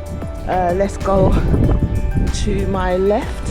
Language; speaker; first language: English; native; English